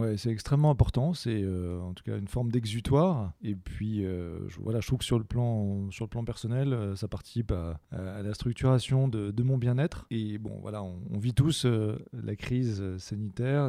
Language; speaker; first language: French; native; French